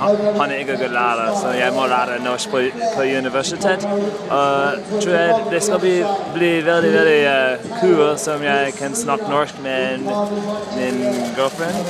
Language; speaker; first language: Norwegian; non-native, learner; English